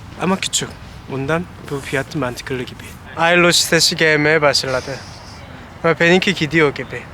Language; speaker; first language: Turkish; non-native, learner; Korean